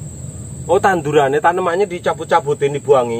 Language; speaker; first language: Indonesian; native; Indonesian